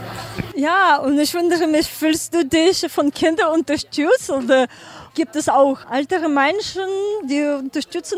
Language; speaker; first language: German; non-native, learner; Ukrainian